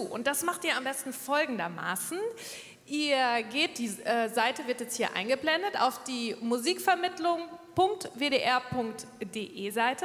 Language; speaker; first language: German; native; German